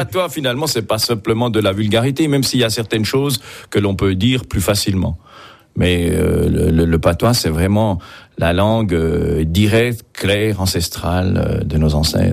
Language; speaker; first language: French; native; French